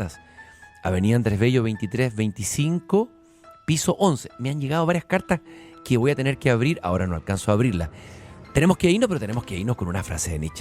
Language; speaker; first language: Spanish; native; Spanish